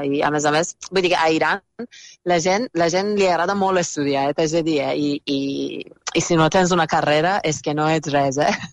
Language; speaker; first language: Catalan; non-native, fluent; Persian